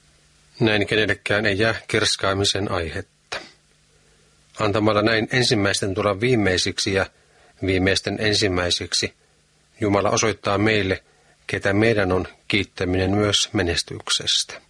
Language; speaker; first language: Finnish; native; Finnish